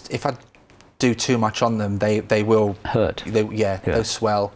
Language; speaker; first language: English; native; English